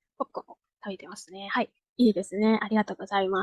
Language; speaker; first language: Japanese; non-native, fluent; Indonesian